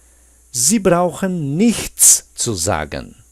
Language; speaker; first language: German; non-native, fluent; Portuguese